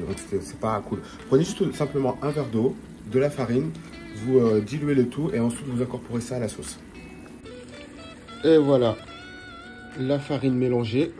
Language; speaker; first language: French; native; French